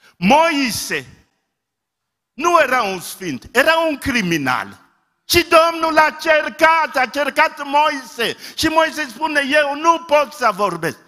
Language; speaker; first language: Romanian; non-native, fluent; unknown